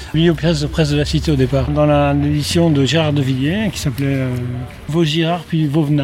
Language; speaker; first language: French; native; French